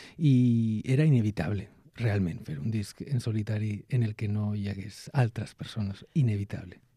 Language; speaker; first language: Catalan; non-native, local second language; Spanish